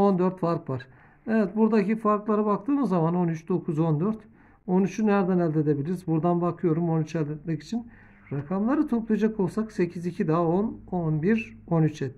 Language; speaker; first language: Turkish; native; Turkish